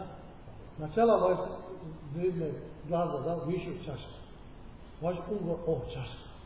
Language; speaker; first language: Russian; non-native, learner; Tibetan